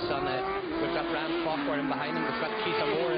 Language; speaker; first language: English; native; English